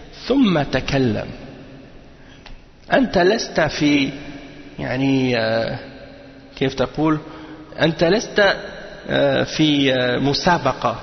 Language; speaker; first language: Arabic; non-native, fluent; French